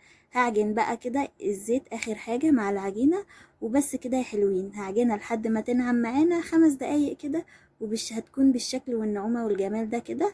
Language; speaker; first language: Arabic; native; Arabic